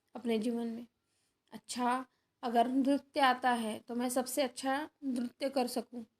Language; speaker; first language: Hindi; non-native, local second language; Marathi